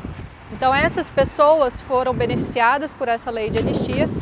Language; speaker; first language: Portuguese; native; Portuguese